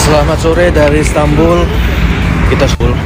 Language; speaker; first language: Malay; non-native, learner; Turkish